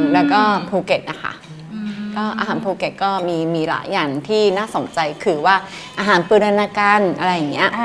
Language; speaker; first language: Thai; non-native, fluent; Japanese